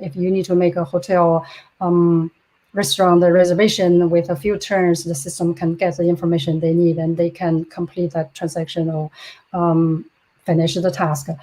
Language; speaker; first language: English; non-native, fluent; Chinese